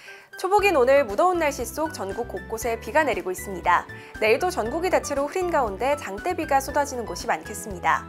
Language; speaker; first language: Korean; native; Korean